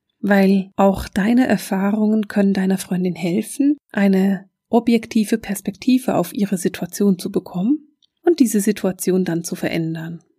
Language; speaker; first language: German; native; German